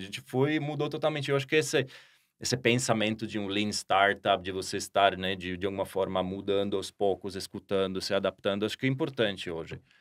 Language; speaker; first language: Portuguese; non-native, fluent; Slovak